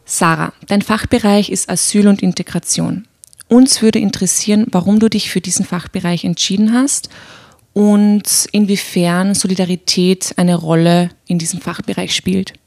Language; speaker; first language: German; native; German